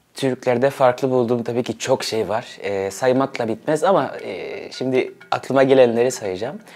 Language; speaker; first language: Turkish; early bilingual, other home language; Swahili